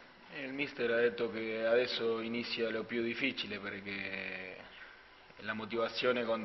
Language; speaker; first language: Italian; non-native, fluent; Spanish